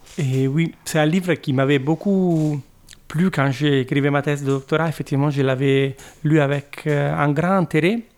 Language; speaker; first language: French; non-native, fluent; Italian